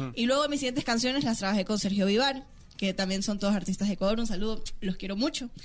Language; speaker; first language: Spanish; native; Spanish